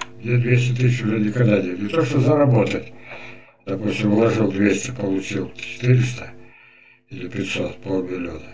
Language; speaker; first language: Russian; native; Russian